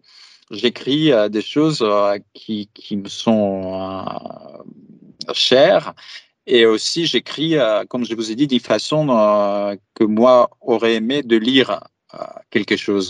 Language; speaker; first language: French; non-native, fluent; Greek